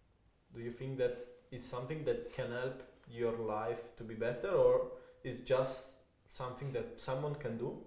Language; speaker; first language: English; non-native, fluent; Italian